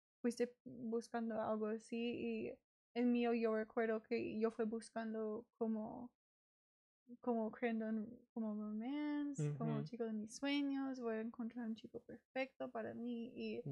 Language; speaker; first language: Spanish; non-native, learner; English